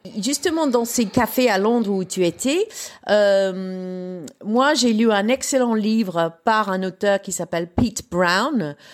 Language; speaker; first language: French; non-native, fluent; English